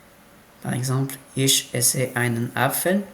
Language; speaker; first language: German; non-native, learner; French